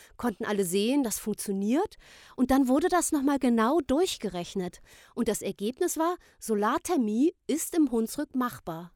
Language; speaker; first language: German; native; German